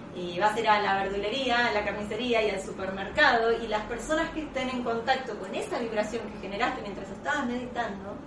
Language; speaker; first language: Spanish; native; Spanish